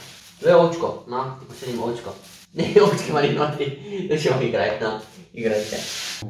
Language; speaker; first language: Slovenian; native; Slovenian